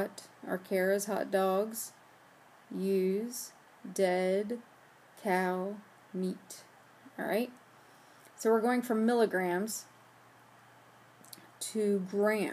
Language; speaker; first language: English; native; English